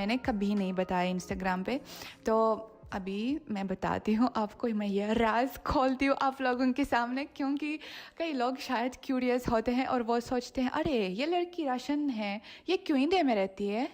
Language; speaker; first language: Hindi; non-native, fluent; Russian